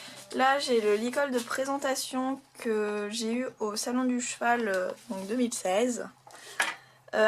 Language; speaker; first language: French; native; French